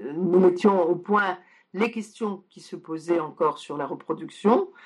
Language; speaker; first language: French; early bilingual, other home language; Polish